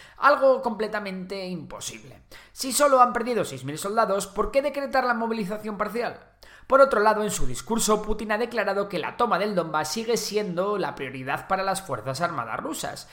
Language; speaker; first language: Spanish; native; Spanish